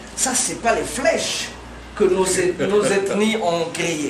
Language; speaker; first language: French; non-native, local second language; Kongo